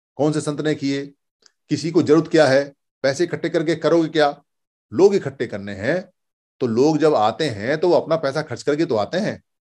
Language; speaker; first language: Hindi; native; Hindi